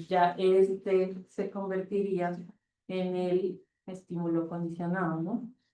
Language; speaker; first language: Spanish; native; Spanish